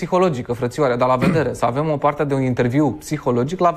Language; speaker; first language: Romanian; native; Romanian